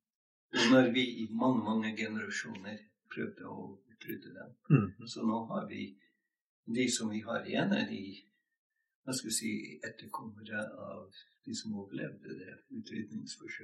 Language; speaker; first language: Norwegian; non-native, fluent; English